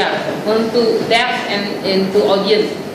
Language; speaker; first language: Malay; non-native, fluent; Chinese